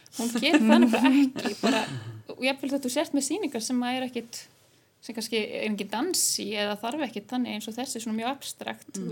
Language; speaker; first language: Icelandic; native; Icelandic